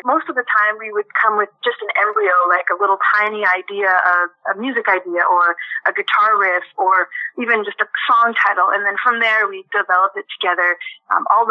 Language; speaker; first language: English; non-native, fluent; French